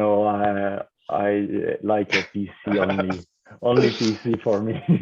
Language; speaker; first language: English; non-native, learner; French